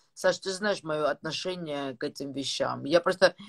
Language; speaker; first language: Russian; non-native, fluent; Georgian